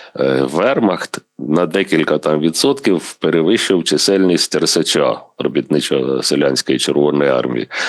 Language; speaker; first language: Ukrainian; non-native, local second language; Russian